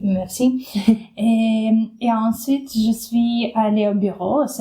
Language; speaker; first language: French; non-native, fluent; Ukrainian